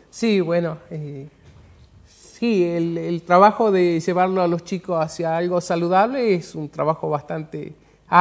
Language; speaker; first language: Spanish; native; Spanish